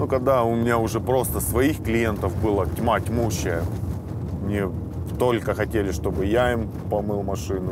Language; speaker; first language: Russian; native; Russian